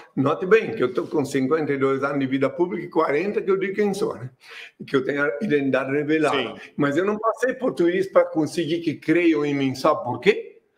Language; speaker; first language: Portuguese; non-native, fluent; French